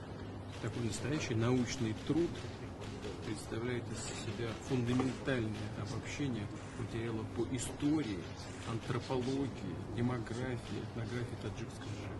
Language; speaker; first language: Russian; native; Russian